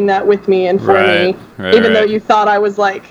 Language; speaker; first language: English; native; English